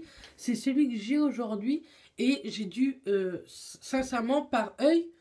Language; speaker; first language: French; native; French